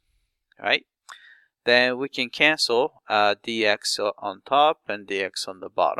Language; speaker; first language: English; non-native, fluent; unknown